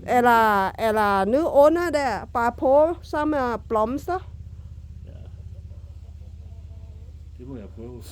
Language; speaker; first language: Danish; non-native, learner; Thai